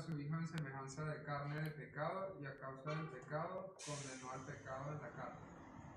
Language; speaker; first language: Spanish; native; Spanish